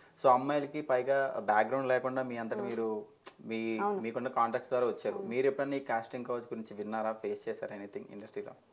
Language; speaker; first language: Telugu; native; Telugu